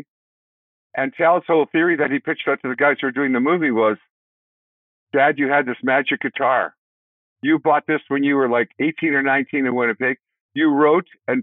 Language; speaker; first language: English; native; English